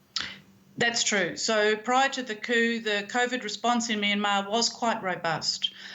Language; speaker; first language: English; native; English